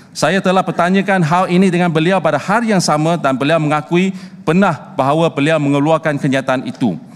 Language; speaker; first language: Malay; non-native, local second language; Chinese